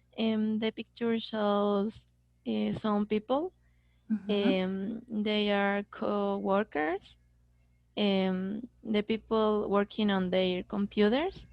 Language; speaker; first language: English; non-native, learner; Spanish